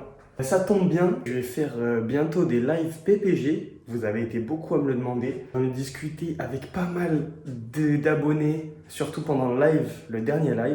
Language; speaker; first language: French; native; French